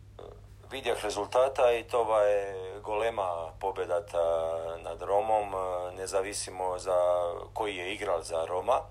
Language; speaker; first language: Bulgarian; non-native, learner; Croatian